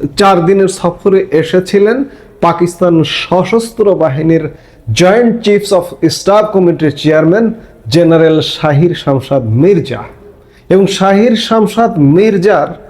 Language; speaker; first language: Bangla; native; Bangla